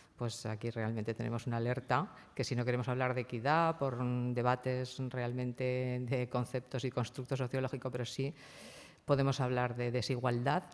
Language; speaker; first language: Spanish; non-native, local second language; Catalan